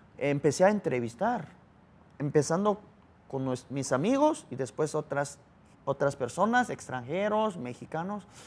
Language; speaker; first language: Spanish; early bilingual, other home language; Korean